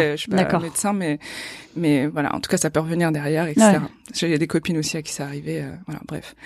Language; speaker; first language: French; native; French